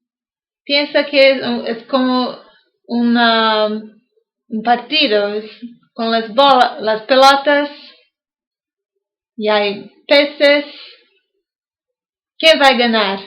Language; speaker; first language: Spanish; non-native, learner; English